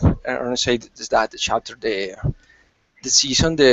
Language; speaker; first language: English; non-native, learner; Spanish